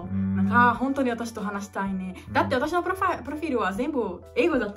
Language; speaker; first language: Japanese; non-native, learner; Portuguese